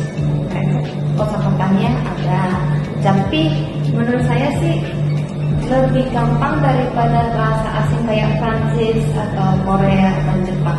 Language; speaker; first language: Indonesian; non-native, local second language; Min Nan Chinese